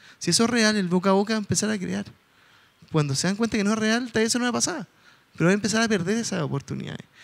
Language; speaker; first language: Spanish; native; Spanish